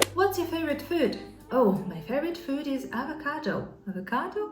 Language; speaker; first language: English; non-native, fluent; Ukrainian